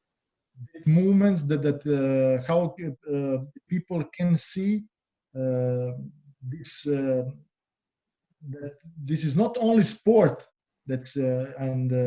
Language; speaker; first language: English; non-native, learner; Croatian